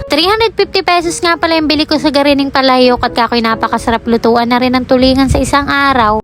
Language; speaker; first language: Filipino; native; Filipino